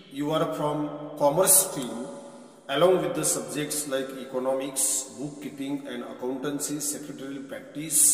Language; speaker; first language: English; non-native, local second language; Marathi